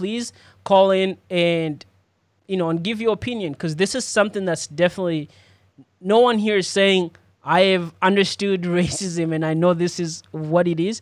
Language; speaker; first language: English; non-native, local second language; Ganda